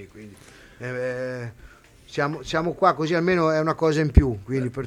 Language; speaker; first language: Italian; native; Italian